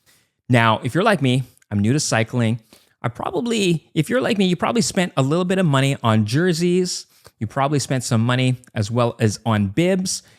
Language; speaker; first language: English; native; English